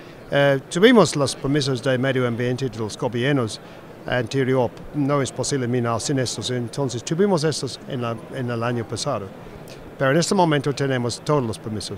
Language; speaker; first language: Spanish; non-native, fluent; English